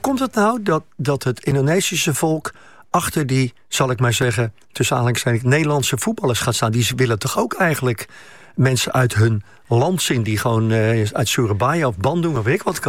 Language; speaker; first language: Dutch; native; Dutch